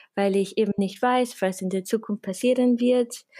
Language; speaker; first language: German; non-native, fluent; English